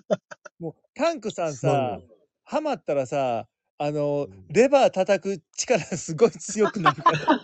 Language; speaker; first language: Japanese; native; Japanese